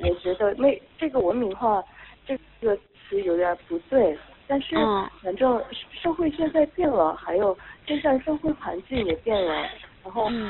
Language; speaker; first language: Chinese; non-native, fluent; Korean